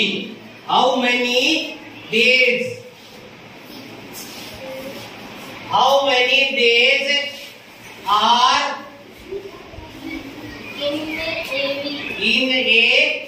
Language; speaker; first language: Hindi; native; Hindi